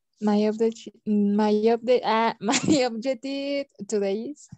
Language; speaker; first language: English; non-native, learner; Spanish